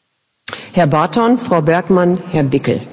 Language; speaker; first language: German; native; German